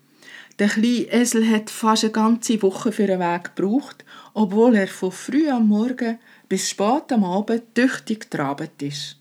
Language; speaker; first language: German; native; German